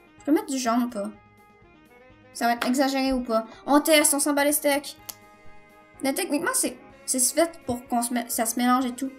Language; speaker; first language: French; native; French